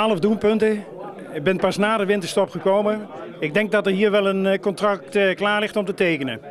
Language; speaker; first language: Dutch; native; Dutch